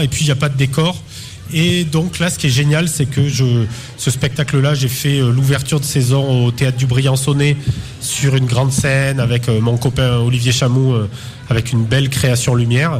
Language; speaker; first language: French; native; French